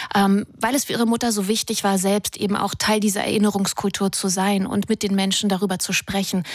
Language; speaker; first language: German; native; German